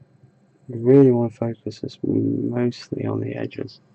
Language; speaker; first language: English; native; English